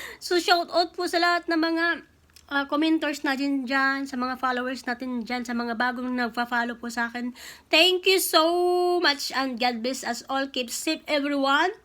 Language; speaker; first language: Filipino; non-native, local second language; Cebuano